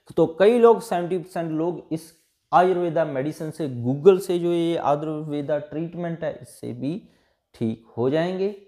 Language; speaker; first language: Hindi; native; Hindi